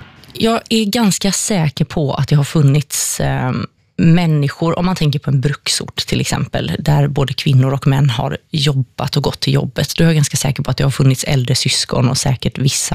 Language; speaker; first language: Swedish; native; Swedish